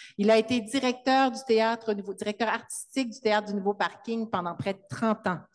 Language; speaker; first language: French; native; French